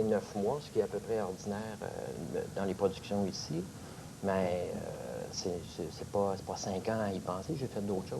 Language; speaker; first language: French; native; French